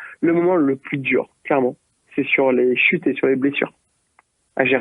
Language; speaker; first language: French; native; French